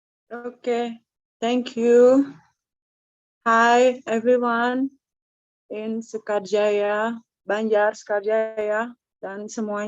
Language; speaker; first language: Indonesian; non-native, local second language; Balinese